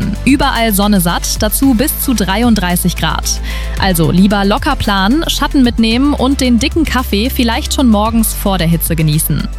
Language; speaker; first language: German; native; German